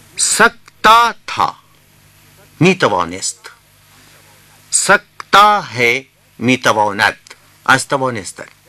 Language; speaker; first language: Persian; non-native, fluent; Urdu